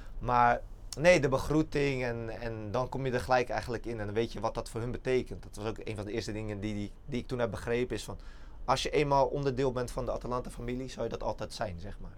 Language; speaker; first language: Dutch; native; Dutch